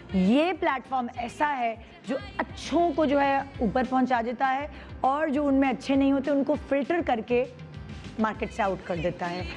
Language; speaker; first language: Urdu; native; Urdu